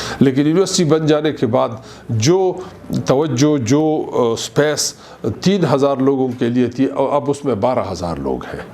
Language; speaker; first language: Urdu; non-native, local second language; Pashto